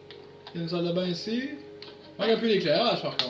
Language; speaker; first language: French; native; French